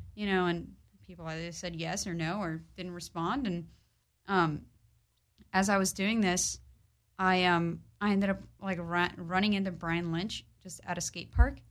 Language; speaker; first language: English; early bilingual, other home language; Polish